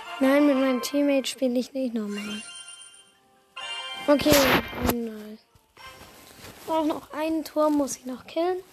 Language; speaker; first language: German; native; German